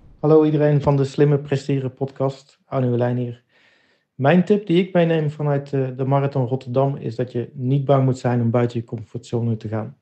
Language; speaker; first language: Dutch; native; Dutch